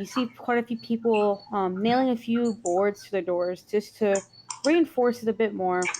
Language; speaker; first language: English; native; English